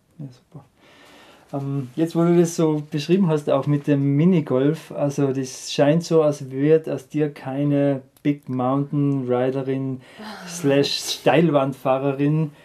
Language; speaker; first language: German; native; German